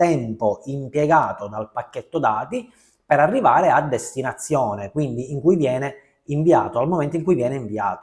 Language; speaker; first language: Italian; native; Italian